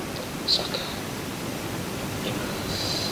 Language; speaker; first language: Japanese; non-native, learner; Vietnamese